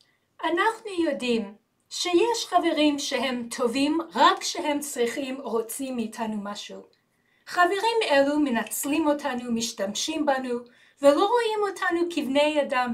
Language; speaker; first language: Hebrew; non-native, learner; English